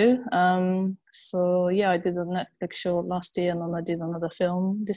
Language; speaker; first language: English; non-native, fluent; Japanese